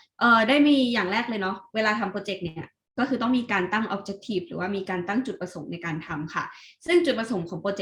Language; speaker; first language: Thai; native; Thai